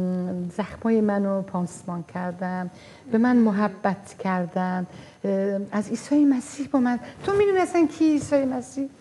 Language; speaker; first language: Persian; non-native, fluent; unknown